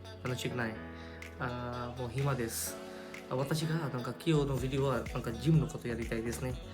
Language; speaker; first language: Japanese; non-native, learner; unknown